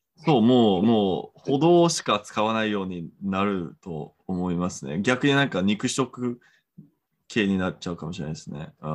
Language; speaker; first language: Japanese; non-native, fluent; Romanian